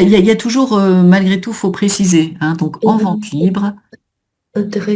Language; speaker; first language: French; native; French